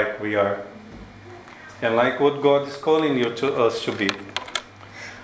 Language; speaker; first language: English; non-native, learner; Portuguese